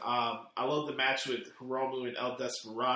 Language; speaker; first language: English; native; English